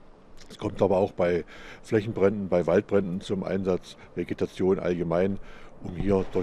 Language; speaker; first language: German; native; German